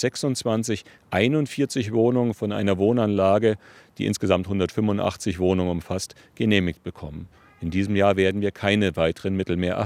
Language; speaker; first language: German; native; German